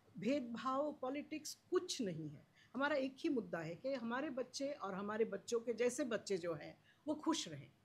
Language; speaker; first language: Hindi; non-native, local second language; Marathi